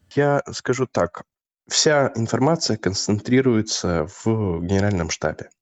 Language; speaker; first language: Russian; native; Russian